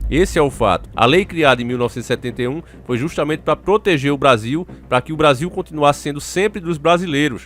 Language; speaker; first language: Portuguese; native; Portuguese